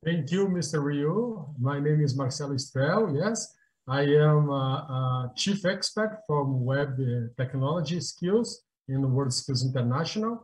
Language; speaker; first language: English; non-native, fluent; Portuguese